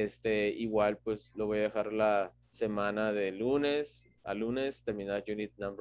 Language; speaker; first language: Spanish; native; Spanish